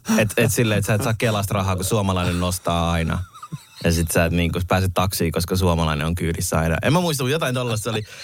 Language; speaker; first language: Finnish; early bilingual, other home language; Somali